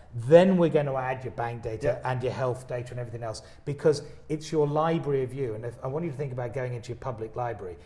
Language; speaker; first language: English; native; English